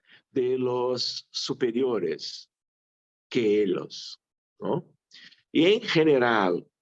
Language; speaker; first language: Spanish; non-native, fluent; Portuguese